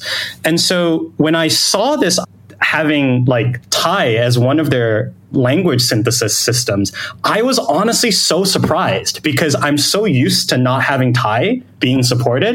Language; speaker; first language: English; non-native, fluent; Thai